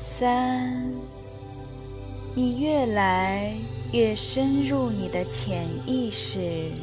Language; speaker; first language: Chinese; native; Chinese